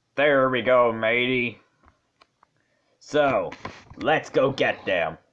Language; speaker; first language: English; native; English